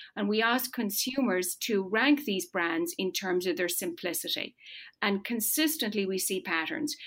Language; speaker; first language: English; native; English